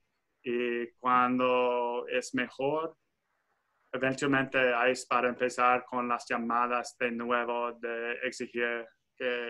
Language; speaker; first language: Spanish; non-native, fluent; English